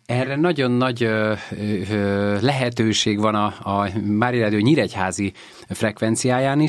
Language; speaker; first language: Hungarian; native; Hungarian